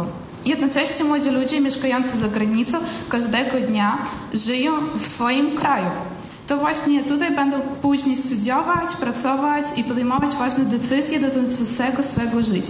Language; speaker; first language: Polish; early bilingual, heritage; Polish